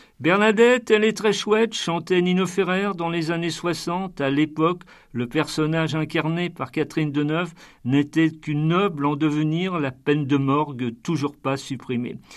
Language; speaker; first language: French; native; French